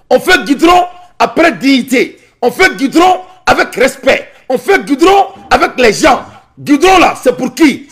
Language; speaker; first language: French; non-native, local second language; Bambara